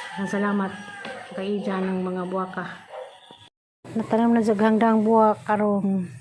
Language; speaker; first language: Cebuano; native; Cebuano